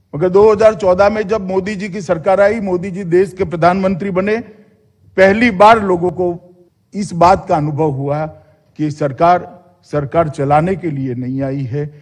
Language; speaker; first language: Hindi; non-native, local second language; Gujarati